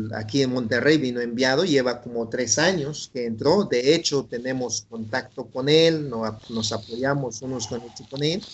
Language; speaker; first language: Spanish; non-native, local second language; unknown